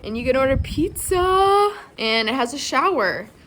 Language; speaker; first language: English; native; English